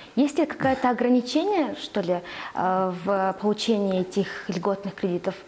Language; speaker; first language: Russian; non-native, fluent; Mongolian